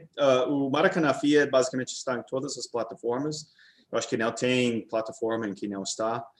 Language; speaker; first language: Portuguese; non-native, fluent; English